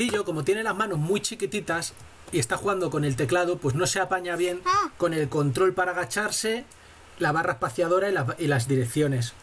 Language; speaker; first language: Spanish; native; Spanish